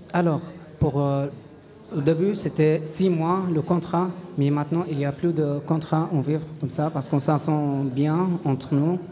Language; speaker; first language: French; non-native, learner; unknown